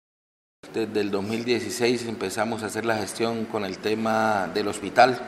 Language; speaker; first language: Spanish; native; Spanish